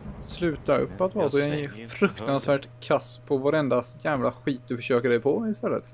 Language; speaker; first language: Swedish; native; Swedish